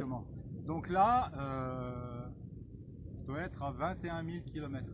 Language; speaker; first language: French; native; French